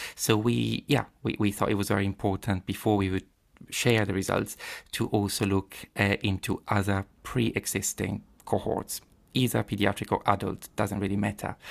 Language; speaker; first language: English; non-native, fluent; Italian